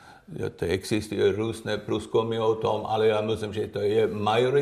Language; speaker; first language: Czech; non-native, learner; Swedish